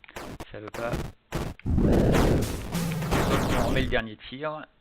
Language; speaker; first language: French; native; French